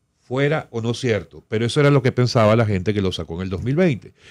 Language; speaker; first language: Spanish; native; Spanish